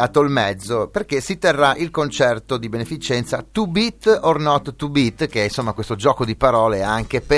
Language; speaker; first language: Italian; native; Italian